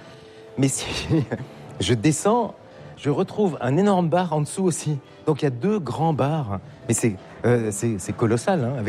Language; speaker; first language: French; native; French